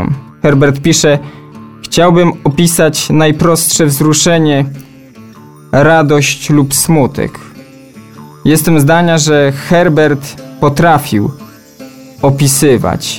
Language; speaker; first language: Polish; native; Polish